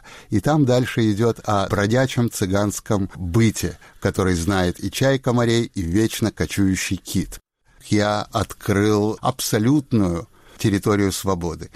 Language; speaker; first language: Russian; native; Russian